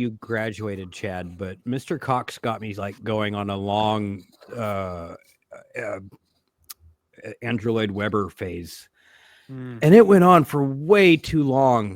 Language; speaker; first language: English; native; English